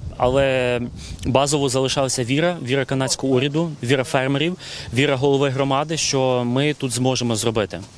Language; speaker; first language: Ukrainian; native; Ukrainian